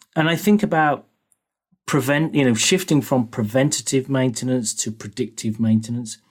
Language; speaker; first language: English; native; English